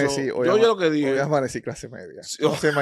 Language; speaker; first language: Spanish; native; Spanish